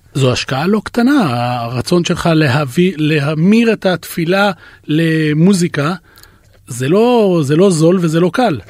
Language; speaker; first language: Hebrew; native; Hebrew